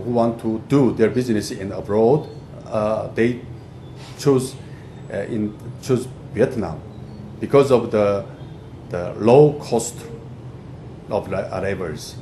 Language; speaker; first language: English; non-native, fluent; Korean